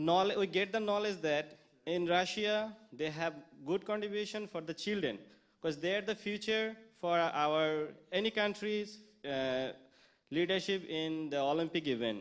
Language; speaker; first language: English; non-native, local second language; Bangla